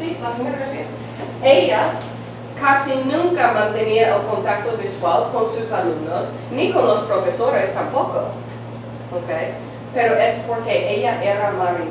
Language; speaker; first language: Spanish; non-native, fluent; English